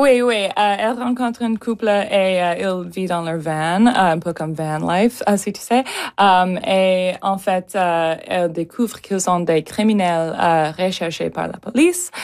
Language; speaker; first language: French; non-native, local second language; English